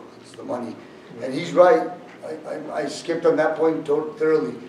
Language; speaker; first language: English; native; English